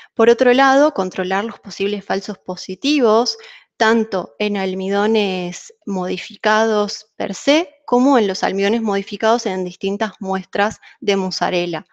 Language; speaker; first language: Spanish; native; Spanish